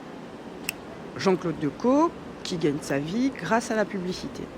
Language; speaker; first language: French; native; French